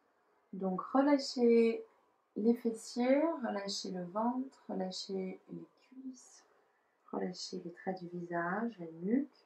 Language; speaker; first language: French; native; French